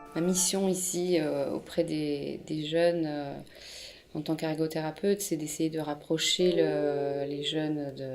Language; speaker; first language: French; native; French